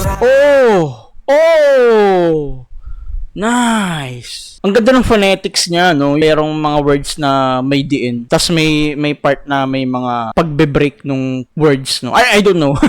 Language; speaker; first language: Filipino; native; Filipino